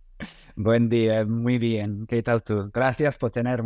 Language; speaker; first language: Spanish; non-native, fluent; English